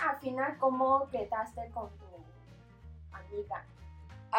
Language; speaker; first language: Spanish; non-native, learner; Chinese